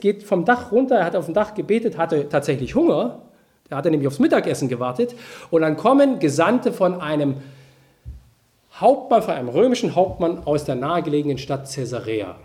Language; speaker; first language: German; native; German